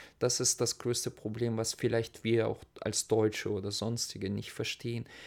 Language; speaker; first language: German; non-native, fluent; Russian